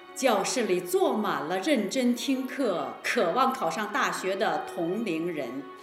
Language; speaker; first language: Chinese; native; Chinese